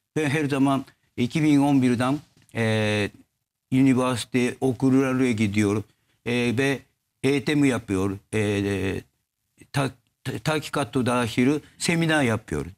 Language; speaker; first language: Turkish; non-native, learner; Japanese